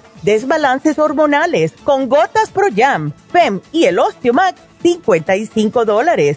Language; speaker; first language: Spanish; native; Spanish